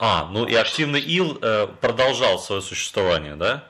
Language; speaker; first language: Russian; native; Russian